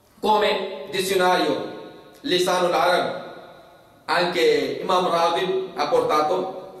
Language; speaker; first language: Italian; non-native, fluent; Urdu